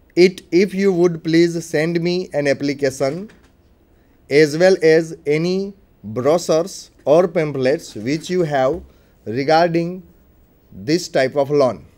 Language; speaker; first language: English; non-native, local second language; Gujarati